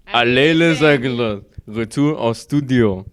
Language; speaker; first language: French; non-native, learner; English